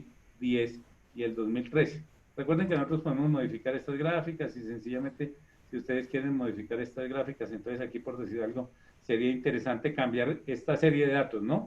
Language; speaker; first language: Spanish; native; Spanish